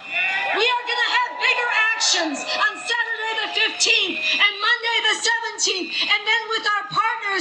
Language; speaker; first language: English; native; English